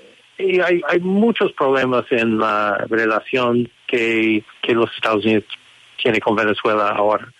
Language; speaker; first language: Spanish; non-native, fluent; English